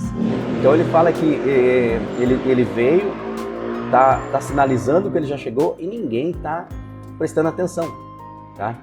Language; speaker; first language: Portuguese; native; Portuguese